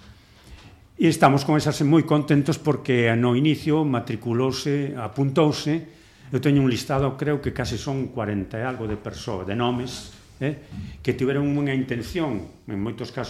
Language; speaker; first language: Galician; native; Galician